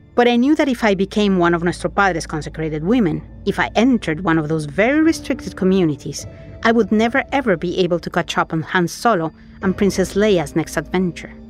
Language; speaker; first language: English; non-native, fluent; Spanish